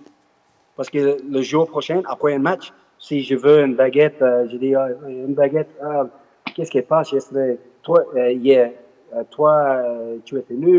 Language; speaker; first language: French; non-native, learner; English